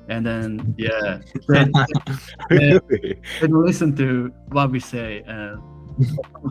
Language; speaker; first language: English; non-native, learner; Japanese